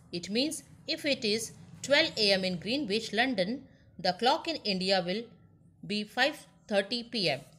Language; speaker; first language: English; non-native, local second language; Hindi